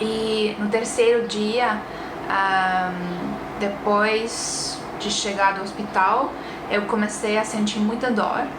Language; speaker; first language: Portuguese; non-native, fluent; Estonian